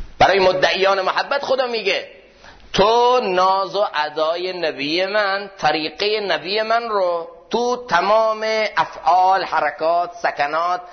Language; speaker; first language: Persian; native; Persian